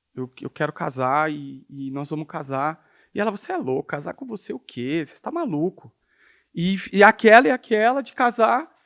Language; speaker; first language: Portuguese; native; Portuguese